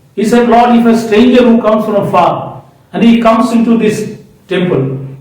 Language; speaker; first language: English; non-native, local second language; Hindi